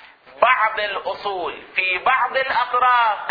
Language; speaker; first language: Arabic; native; Arabic